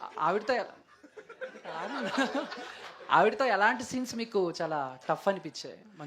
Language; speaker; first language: Telugu; native; Telugu